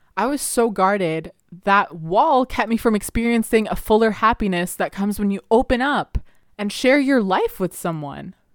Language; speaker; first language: English; early bilingual, other home language; Spanish